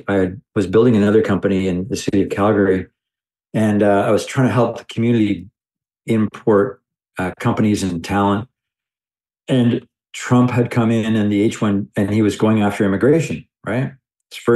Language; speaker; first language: English; native; English